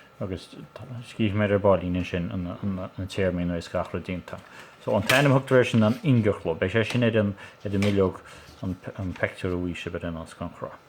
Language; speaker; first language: Irish; native; Irish